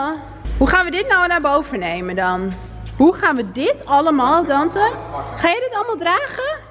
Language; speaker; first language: Dutch; native; Dutch